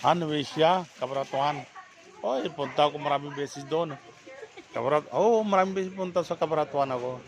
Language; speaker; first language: Filipino; non-native, learner; Punjabi